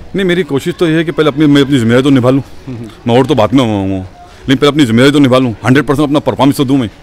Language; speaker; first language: Hindi; non-native, local second language; Urdu